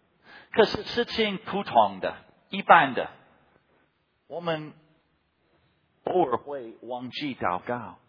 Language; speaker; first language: Chinese; non-native, fluent; English